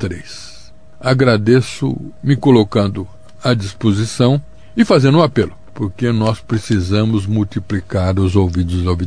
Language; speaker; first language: Portuguese; native; Portuguese